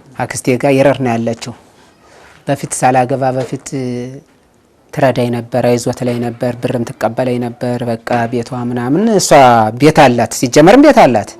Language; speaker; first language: Amharic; native; Amharic